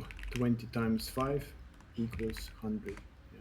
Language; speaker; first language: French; non-native, learner; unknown